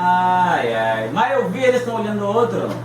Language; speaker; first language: Portuguese; non-native, fluent; Haitian Creole